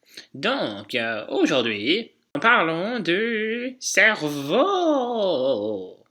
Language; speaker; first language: French; non-native, fluent; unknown